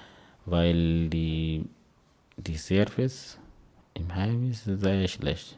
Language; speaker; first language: German; non-native, learner; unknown